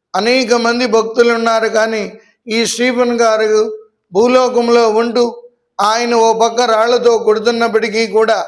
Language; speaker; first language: Telugu; native; Telugu